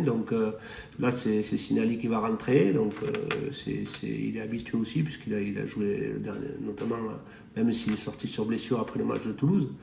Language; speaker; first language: French; native; French